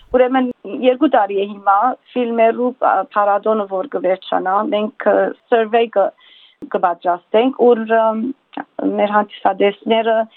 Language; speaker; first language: Armenian; early bilingual, heritage; Armenian